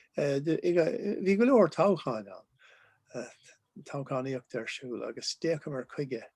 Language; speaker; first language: Irish; non-native, local second language; English